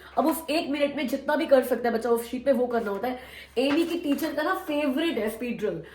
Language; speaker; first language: Hindi; native; Hindi